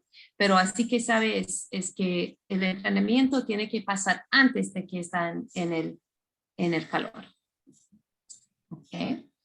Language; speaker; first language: Spanish; non-native, fluent; English